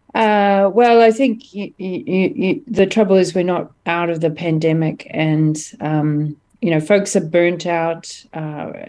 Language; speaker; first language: English; native; English